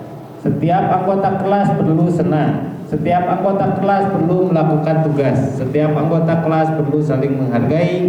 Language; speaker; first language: Indonesian; native; Indonesian